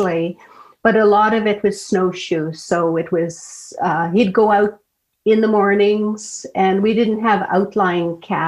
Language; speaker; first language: English; native; English